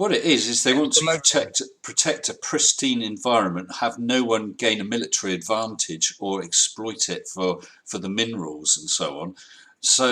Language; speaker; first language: English; native; English